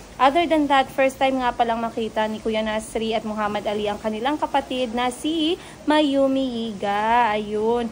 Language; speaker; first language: Filipino; native; Filipino